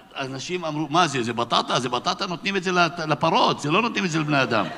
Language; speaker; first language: Hebrew; native; Hebrew